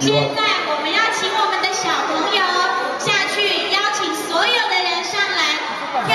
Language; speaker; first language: Chinese; native; Chinese